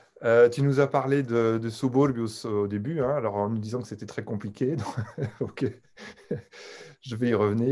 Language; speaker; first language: French; native; French